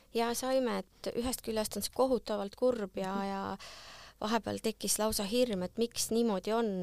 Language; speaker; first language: Estonian; native; Estonian